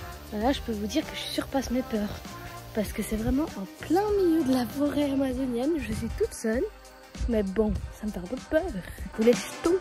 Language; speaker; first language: French; native; French